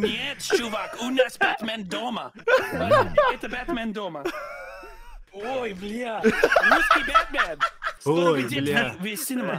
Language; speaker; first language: Russian; non-native, learner; English